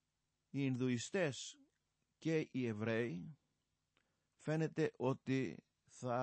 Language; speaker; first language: Greek; native; Greek